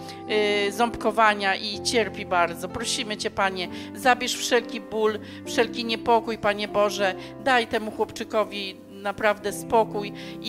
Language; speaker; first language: Polish; native; Polish